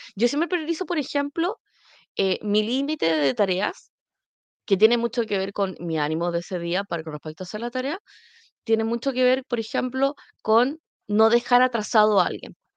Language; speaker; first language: Spanish; native; Spanish